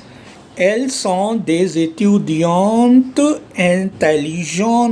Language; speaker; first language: French; non-native, fluent; Hindi